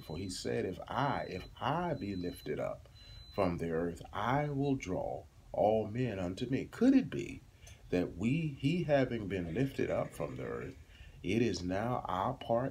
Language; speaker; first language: English; native; English